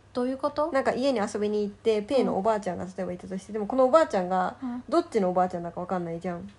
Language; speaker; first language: Japanese; native; Japanese